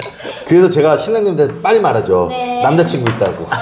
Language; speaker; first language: Korean; native; Korean